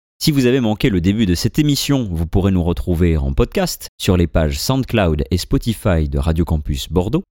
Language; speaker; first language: French; native; French